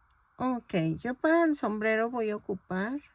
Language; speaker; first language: Spanish; native; Spanish